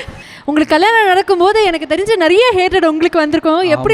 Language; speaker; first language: Tamil; native; Tamil